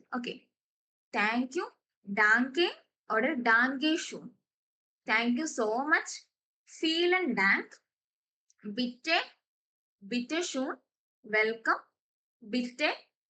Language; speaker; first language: German; non-native, fluent; Malayalam